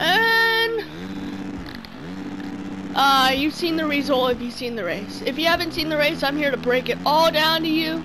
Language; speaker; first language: English; native; English